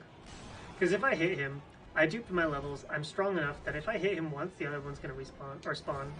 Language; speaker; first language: English; native; English